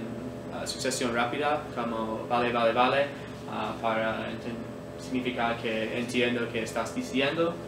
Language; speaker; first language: Spanish; non-native, learner; English